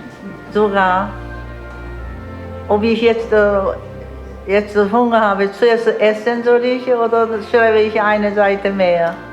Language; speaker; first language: German; non-native, fluent; Korean